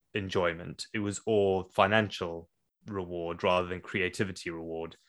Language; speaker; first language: English; native; English